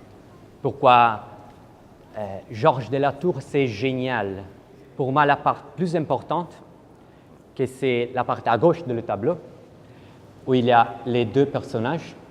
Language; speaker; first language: French; non-native, learner; Italian